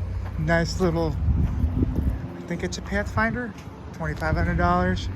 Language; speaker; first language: English; native; English